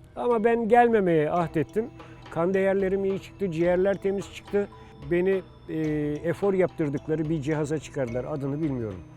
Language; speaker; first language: Turkish; native; Turkish